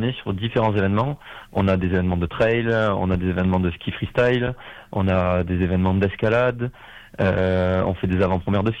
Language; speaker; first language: French; native; French